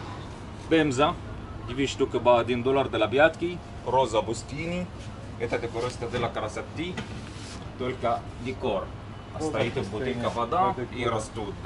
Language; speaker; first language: Russian; non-native, learner; Arabic